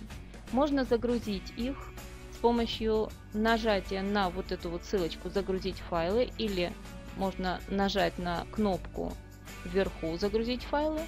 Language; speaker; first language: Russian; native; Russian